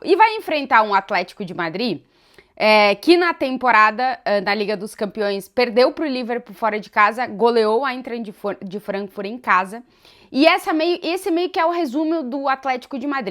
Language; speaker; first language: Portuguese; native; Portuguese